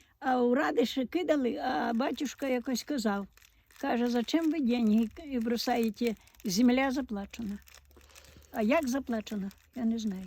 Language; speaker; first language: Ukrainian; native; Ukrainian